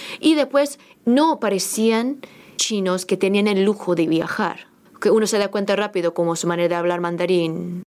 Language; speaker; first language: Spanish; early bilingual, other home language; Korean